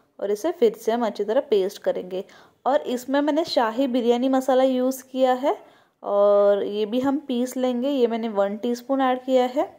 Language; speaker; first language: Hindi; non-native, local second language; Marathi